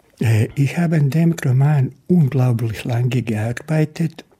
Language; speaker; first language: German; non-native, fluent; Bosnian